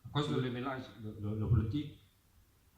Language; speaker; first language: French; non-native, learner; Arabic